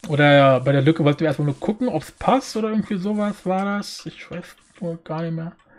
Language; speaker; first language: German; native; German